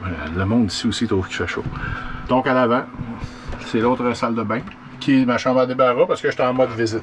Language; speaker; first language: French; native; French